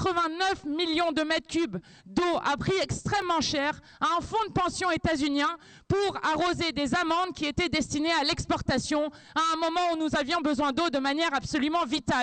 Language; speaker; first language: French; native; French